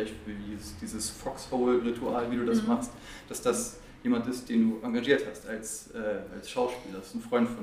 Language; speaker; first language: German; native; German